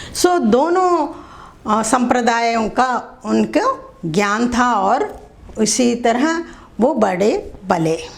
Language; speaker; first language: Hindi; non-native, local second language; Telugu